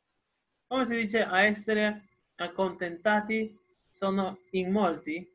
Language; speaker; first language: Italian; non-native, fluent; Spanish